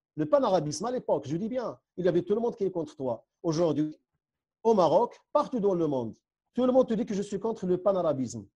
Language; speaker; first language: French; non-native, local second language; Central Atlas Tamazight